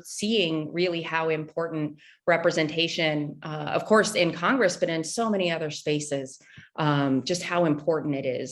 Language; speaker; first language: English; native; English